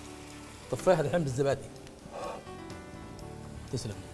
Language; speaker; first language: Arabic; native; Arabic